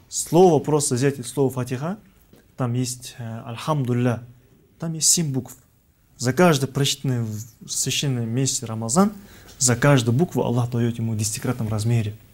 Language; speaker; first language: Russian; non-native, local second language; Kazakh